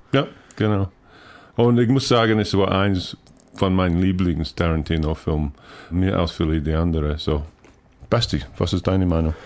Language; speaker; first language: German; non-native, learner; English